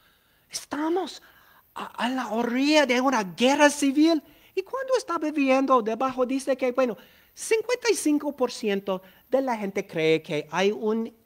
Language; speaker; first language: Spanish; non-native, fluent; English